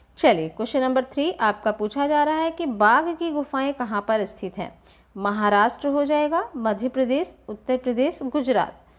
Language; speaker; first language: Hindi; native; Hindi